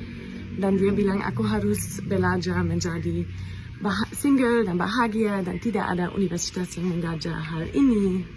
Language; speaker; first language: Indonesian; non-native, fluent; German